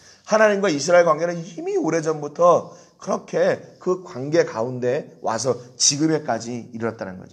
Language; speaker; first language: Korean; native; Korean